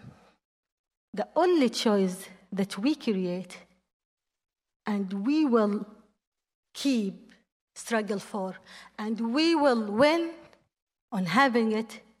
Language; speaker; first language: English; non-native, fluent; Arabic